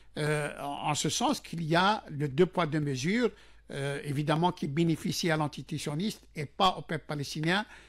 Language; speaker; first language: French; non-native, local second language; Arabic